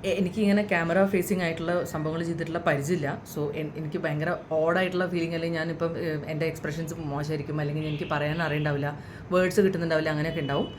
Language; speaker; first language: Malayalam; early bilingual, heritage; Malayalam